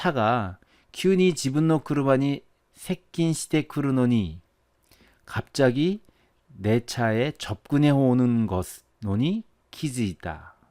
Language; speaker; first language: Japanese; non-native, fluent; Korean